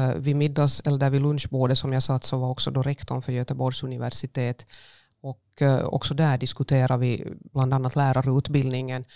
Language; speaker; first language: Swedish; native; Swedish